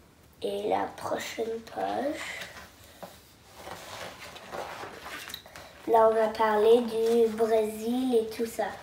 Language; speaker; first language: French; non-native, local second language; English